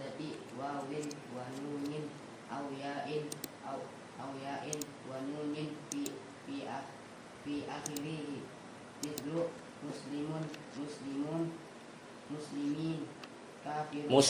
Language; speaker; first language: Arabic; non-native, learner; Indonesian